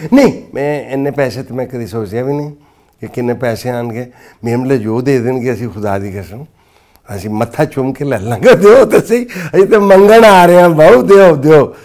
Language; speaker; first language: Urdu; non-native, local second language; Punjabi